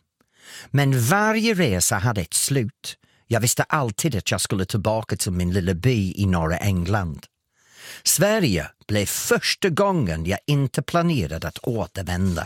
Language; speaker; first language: Swedish; non-native, fluent; English